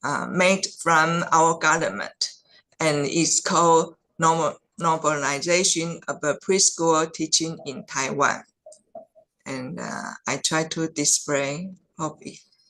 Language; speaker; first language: English; non-native, fluent; Chinese